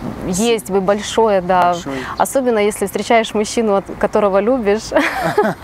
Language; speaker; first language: Russian; native; Russian